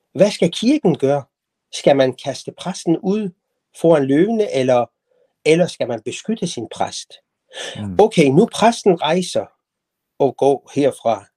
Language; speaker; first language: Danish; non-native, fluent; Persian